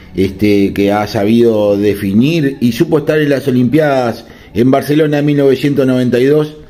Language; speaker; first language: Spanish; native; Spanish